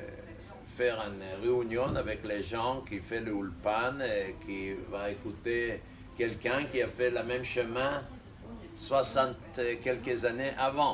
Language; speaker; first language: French; non-native, fluent; Hebrew